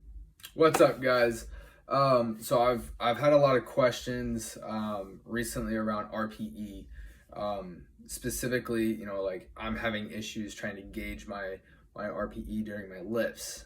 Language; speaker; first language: English; native; English